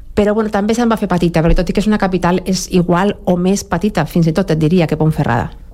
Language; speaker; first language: Catalan; non-native, local second language; Spanish